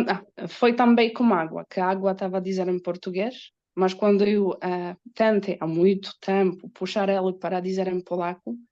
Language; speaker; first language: Portuguese; non-native, learner; Polish